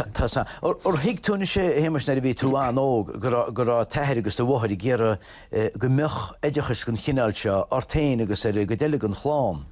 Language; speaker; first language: Irish; native; Irish